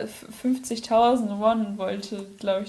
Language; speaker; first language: German; native; German